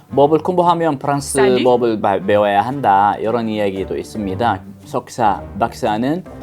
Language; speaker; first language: Korean; non-native, fluent; Arabic